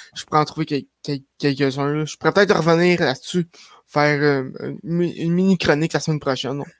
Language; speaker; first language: French; native; French